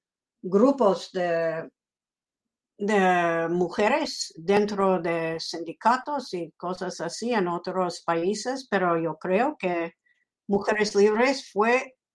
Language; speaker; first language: Spanish; non-native, fluent; English